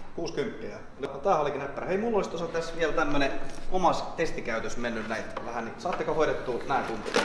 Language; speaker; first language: Finnish; native; Finnish